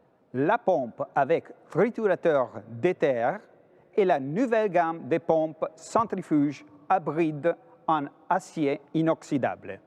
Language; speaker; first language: French; non-native, fluent; Italian